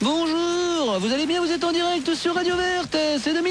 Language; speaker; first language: French; native; French